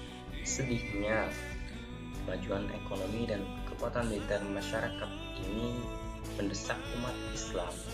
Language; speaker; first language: Indonesian; native; Indonesian